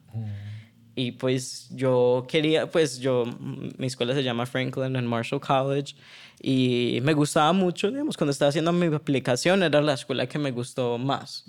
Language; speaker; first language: Spanish; early bilingual, heritage; Spanish